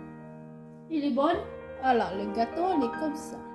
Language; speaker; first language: French; non-native, learner; Hmong